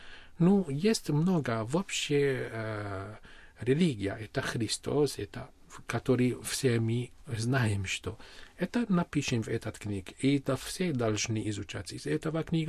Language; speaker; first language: Russian; non-native, learner; Armenian